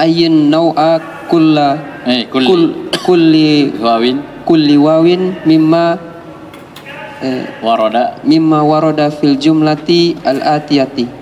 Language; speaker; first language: Arabic; non-native, learner; Indonesian